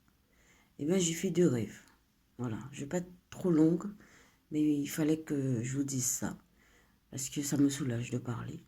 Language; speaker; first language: French; native; French